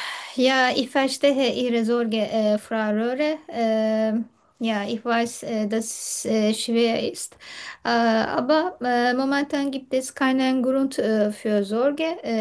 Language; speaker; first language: German; non-native, learner; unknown